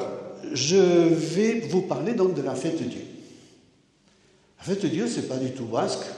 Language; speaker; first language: French; native; French